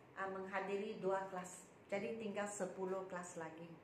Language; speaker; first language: Malay; native; Malay